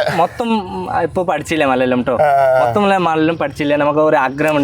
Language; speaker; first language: Malayalam; non-native, fluent; Bangla